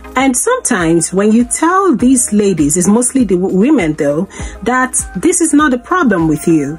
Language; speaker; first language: English; non-native, local second language; Igbo